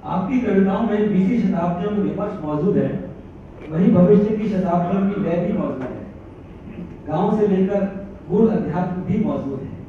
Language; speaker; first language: Hindi; native; Hindi